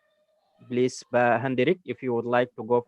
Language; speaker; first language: English; non-native, learner; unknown